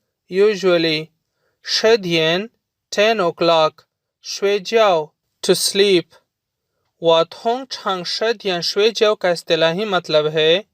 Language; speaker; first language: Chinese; non-native, fluent; Urdu